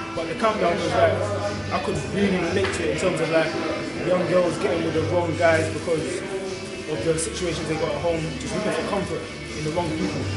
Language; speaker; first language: English; native; English